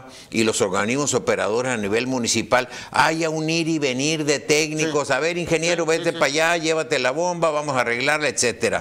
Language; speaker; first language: Spanish; native; Spanish